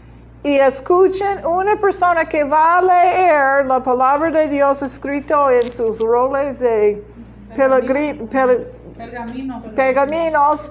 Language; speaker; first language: Spanish; non-native, learner; English